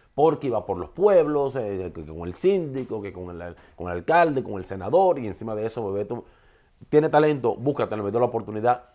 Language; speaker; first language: Spanish; native; Spanish